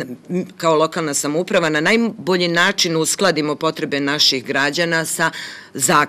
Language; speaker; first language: Serbian; native; Serbian